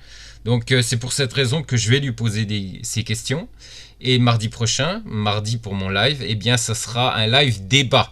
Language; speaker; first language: French; native; French